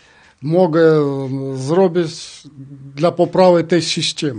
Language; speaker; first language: Polish; non-native, learner; Russian